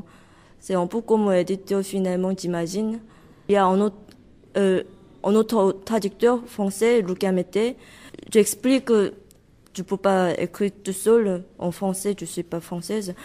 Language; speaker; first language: French; non-native, learner; Korean